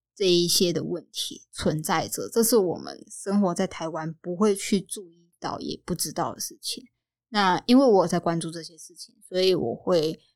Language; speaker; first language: Chinese; native; Chinese